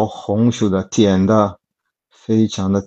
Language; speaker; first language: Chinese; non-native, learner; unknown